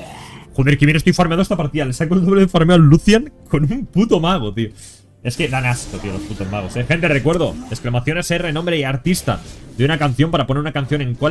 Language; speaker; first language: Spanish; native; Spanish